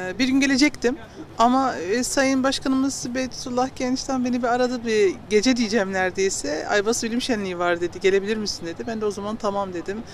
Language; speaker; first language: Turkish; early bilingual, heritage; Turkish